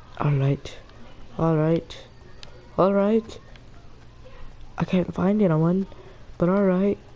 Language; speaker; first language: English; native; English